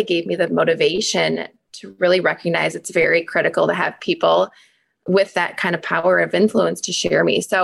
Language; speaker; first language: English; native; English